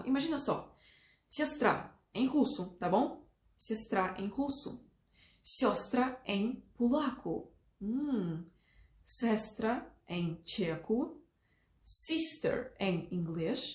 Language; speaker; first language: Portuguese; non-native, fluent; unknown